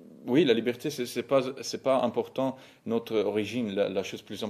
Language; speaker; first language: French; non-native, fluent; Italian